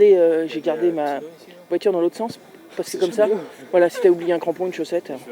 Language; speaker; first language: French; native; French